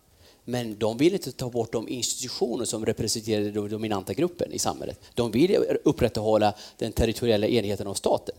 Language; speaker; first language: Swedish; non-native, fluent; Kurdish